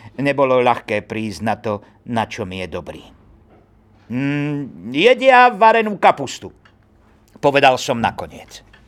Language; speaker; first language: Slovak; native; Slovak